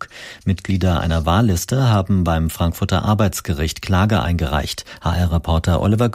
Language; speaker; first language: German; native; German